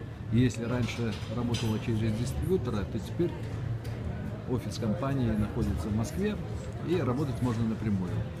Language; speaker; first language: Russian; native; Russian